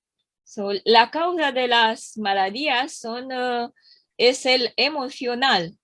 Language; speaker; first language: Spanish; non-native, learner; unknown